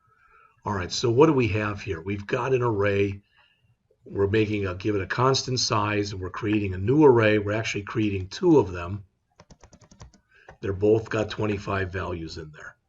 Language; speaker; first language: English; native; English